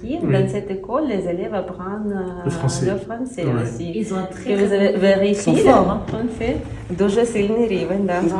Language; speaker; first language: French; non-native, learner; Ukrainian